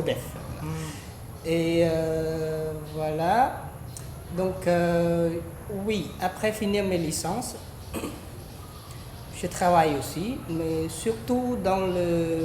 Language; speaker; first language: French; non-native, fluent; Khmer